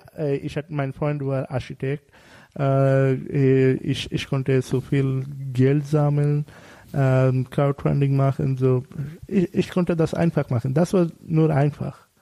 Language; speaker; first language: German; non-native, learner; Bangla